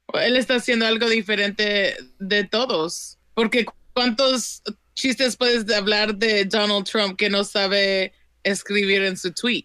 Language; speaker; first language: Spanish; early bilingual, other home language; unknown